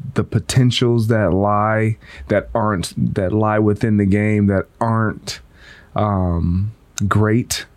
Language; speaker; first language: English; native; English